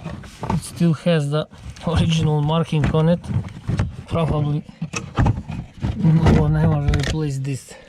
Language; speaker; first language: English; non-native, fluent; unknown